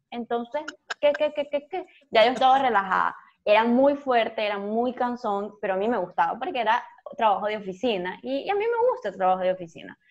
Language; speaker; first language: Spanish; native; Spanish